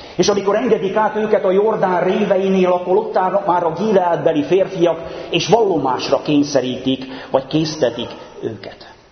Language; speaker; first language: Hungarian; native; Hungarian